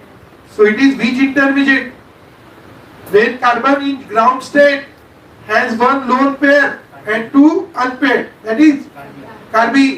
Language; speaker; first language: English; non-native, local second language; Marathi